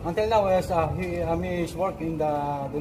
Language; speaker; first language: English; non-native, learner; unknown